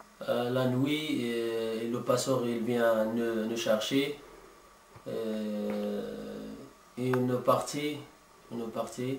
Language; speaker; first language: French; non-native, learner; Arabic